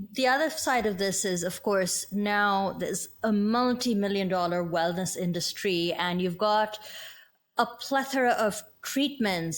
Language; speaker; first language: English; native; English